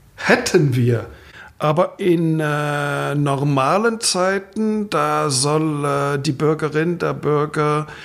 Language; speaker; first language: German; non-native, fluent; French